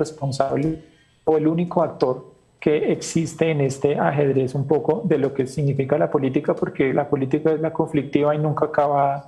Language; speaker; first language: Spanish; native; Spanish